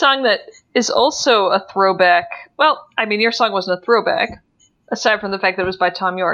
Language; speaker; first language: English; native; English